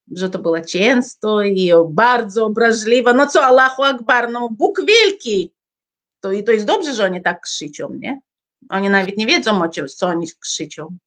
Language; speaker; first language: Polish; non-native, learner; Uzbek